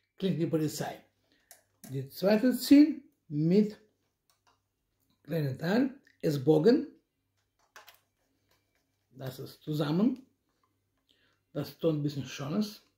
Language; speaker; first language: German; non-native, learner; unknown